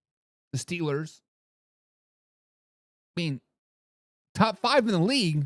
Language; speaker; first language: English; native; English